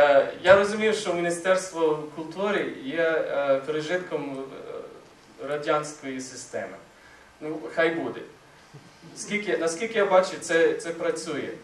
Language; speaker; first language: Ukrainian; non-native, fluent; English